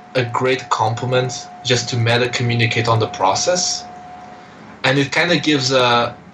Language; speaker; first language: English; non-native, fluent; Portuguese